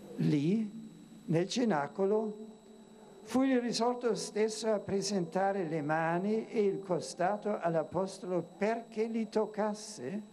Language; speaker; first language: Italian; non-native, fluent; German